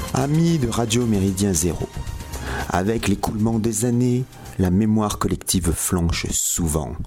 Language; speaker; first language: French; native; French